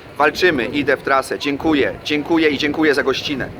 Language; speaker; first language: Polish; native; Polish